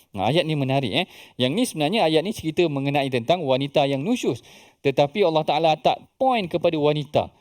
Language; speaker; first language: Malay; native; Malay